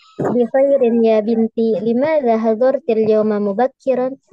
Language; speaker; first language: Arabic; non-native, learner; Indonesian